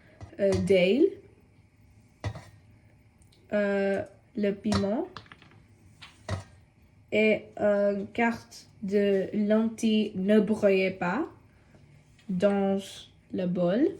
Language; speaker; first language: French; non-native, learner; Tamil